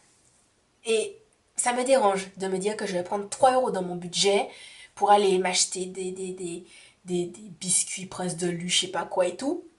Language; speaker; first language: French; native; French